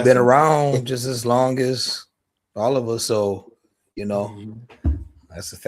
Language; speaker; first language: English; native; English